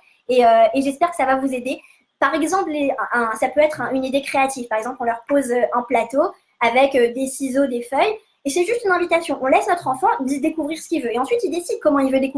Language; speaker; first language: French; native; French